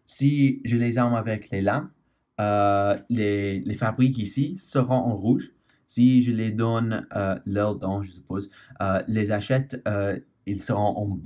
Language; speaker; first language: French; non-native, learner; English